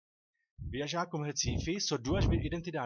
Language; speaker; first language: Portuguese; non-native, learner; Czech